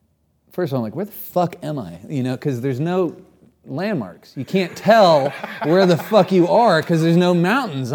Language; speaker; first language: English; native; English